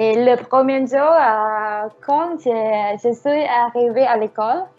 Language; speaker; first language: French; non-native, learner; Thai